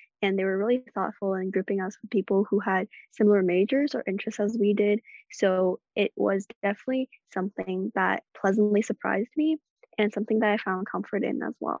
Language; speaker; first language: English; non-native, local second language; Cantonese